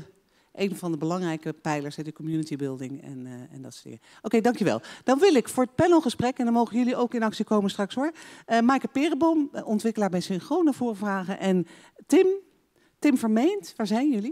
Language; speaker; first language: Dutch; native; Dutch